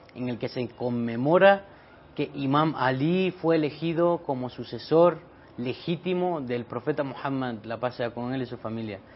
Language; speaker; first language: Spanish; native; Spanish